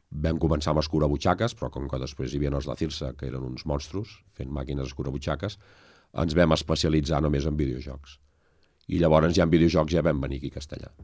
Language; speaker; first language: Catalan; native; Catalan